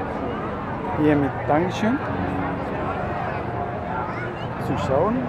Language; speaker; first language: German; non-native, learner; Turkish